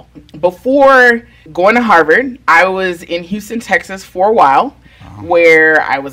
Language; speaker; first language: English; native; English